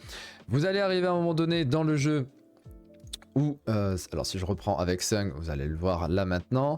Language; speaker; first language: French; native; French